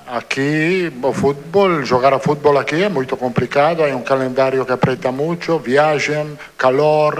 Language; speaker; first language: Portuguese; non-native, learner; Italian